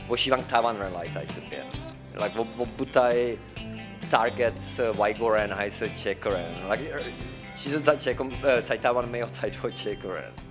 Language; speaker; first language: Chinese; non-native, fluent; Czech